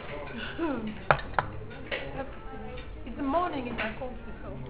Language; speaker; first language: English; non-native, learner; French